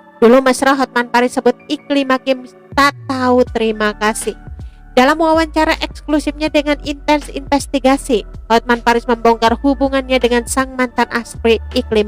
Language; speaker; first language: Indonesian; native; Indonesian